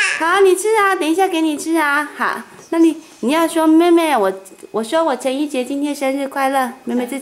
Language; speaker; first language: Chinese; native; Chinese